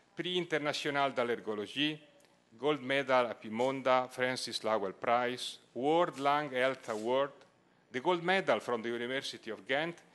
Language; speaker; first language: English; non-native, fluent; Italian